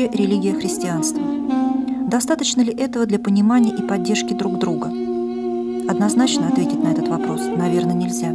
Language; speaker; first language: Russian; native; Russian